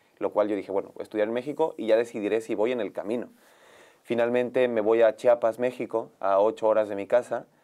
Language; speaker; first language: Spanish; native; Spanish